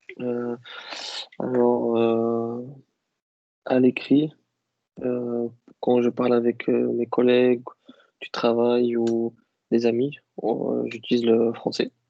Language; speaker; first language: French; non-native, local second language; Kabyle